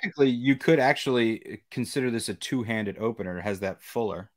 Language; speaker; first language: English; native; English